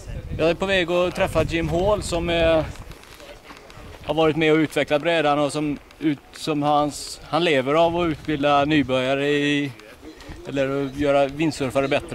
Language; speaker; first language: Swedish; native; Swedish